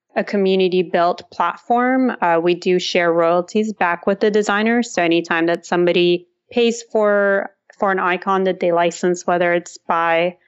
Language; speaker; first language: English; early bilingual, other home language; Russian